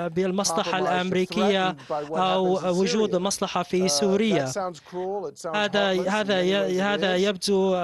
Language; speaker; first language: Arabic; non-native, fluent; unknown